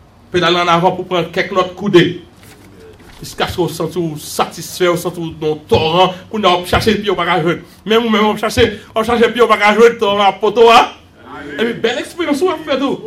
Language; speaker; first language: French; native; French